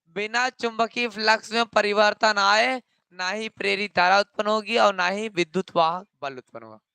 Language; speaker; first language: Hindi; native; Hindi